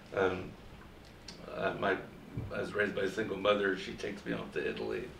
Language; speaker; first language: English; native; English